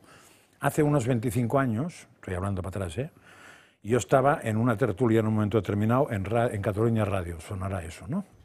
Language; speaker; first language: Spanish; native; Spanish